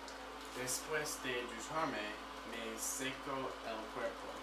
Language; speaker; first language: Spanish; non-native, learner; English